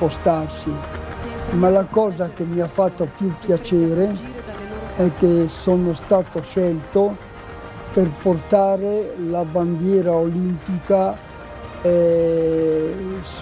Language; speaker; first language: Italian; native; Italian